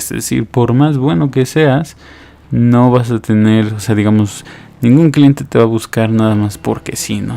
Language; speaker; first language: Spanish; native; Spanish